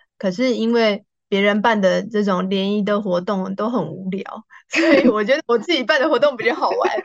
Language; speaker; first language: Chinese; native; Chinese